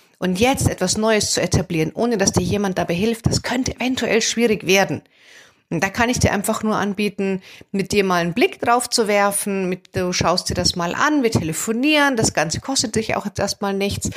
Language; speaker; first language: German; native; German